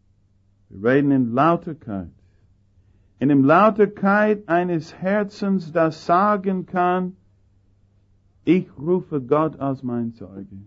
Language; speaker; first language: German; non-native, fluent; English